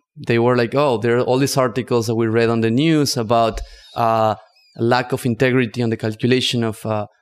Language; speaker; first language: English; non-native, fluent; Spanish